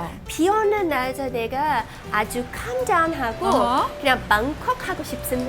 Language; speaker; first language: Korean; non-native, fluent; English